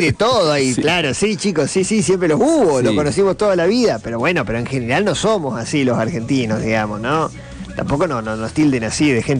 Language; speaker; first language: Spanish; native; Spanish